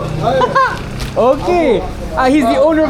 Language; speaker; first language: English; non-native, learner; French